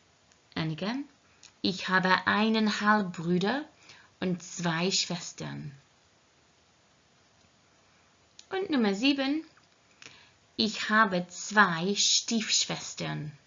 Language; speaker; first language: German; non-native, learner; English